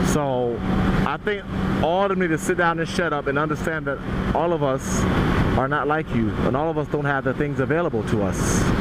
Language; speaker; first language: English; native; English